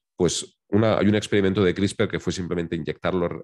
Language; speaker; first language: Spanish; native; Spanish